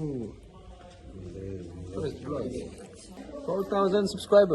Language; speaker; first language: English; non-native, learner; Dutch